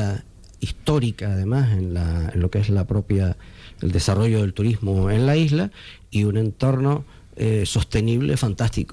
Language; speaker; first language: Spanish; native; Spanish